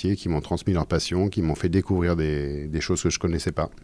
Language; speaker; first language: French; native; French